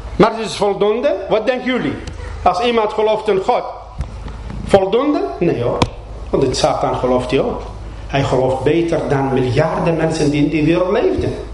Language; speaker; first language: Dutch; non-native, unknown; Arabic